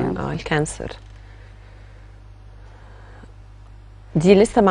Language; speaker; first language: Arabic; native; Arabic